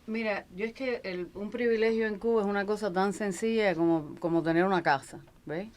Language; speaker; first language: Spanish; native; Spanish